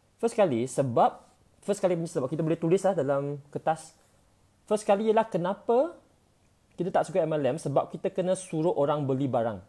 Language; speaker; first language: Malay; non-native, local second language; Chinese